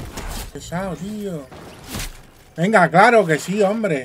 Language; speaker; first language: Spanish; native; Spanish